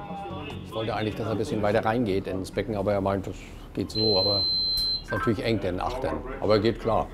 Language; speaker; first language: German; native; German